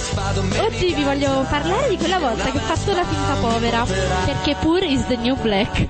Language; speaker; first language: Italian; native; Italian